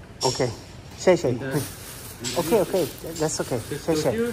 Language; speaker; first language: English; non-native, fluent; Turkish